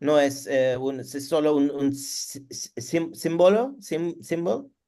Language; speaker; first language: Spanish; non-native, learner; Turkish